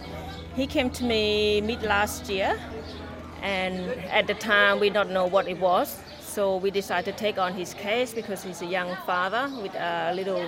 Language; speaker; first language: English; non-native, fluent; Thai